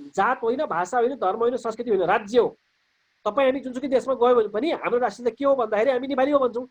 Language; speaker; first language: Nepali; native; Nepali